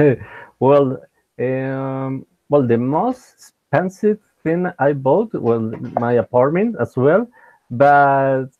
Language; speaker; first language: English; non-native, learner; Spanish